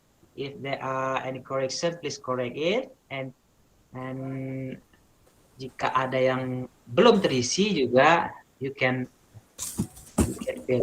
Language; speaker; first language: English; non-native, learner; Indonesian